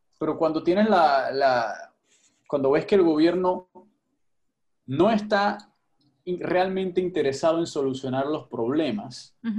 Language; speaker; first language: Spanish; native; Spanish